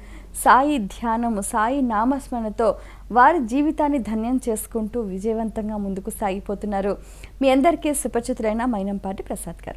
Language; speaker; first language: Telugu; native; Telugu